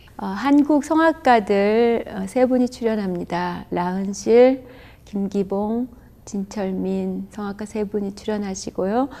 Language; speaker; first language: Korean; native; Korean